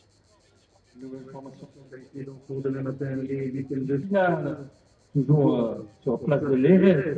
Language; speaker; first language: French; native; French